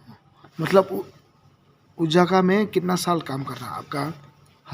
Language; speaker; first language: Hindi; non-native, local second language; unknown